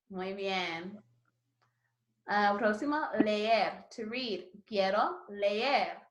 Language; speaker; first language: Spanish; non-native, learner; English